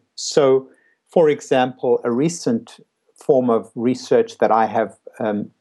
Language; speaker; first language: English; native; English